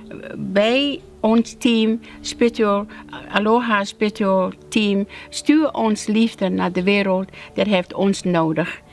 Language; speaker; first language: Dutch; non-native, learner; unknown